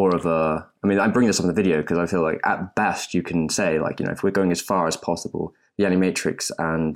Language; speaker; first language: English; native; English